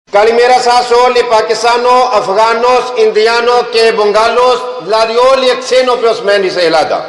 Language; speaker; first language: Greek; non-native, learner; Punjabi